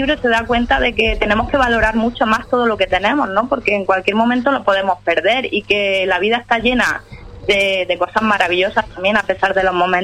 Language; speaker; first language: Spanish; native; Spanish